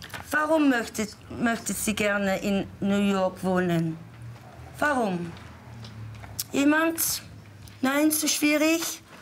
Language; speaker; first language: German; non-native, fluent; English